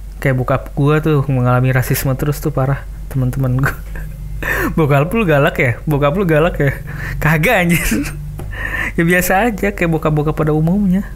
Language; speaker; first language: Indonesian; native; Indonesian